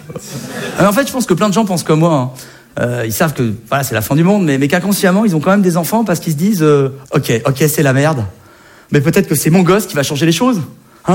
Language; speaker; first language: French; native; French